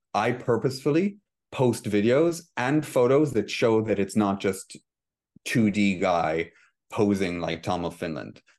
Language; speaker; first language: English; early bilingual, heritage; Hebrew